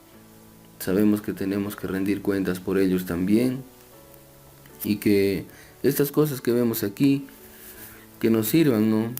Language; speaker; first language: Spanish; native; Spanish